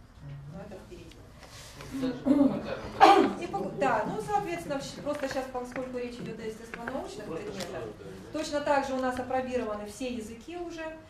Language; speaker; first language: Russian; native; Russian